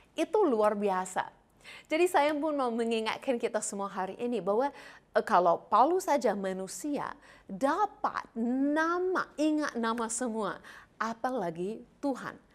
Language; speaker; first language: Indonesian; non-native, fluent; English